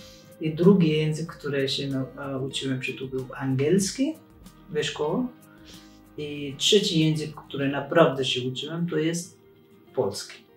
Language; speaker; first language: Polish; non-native, learner; Persian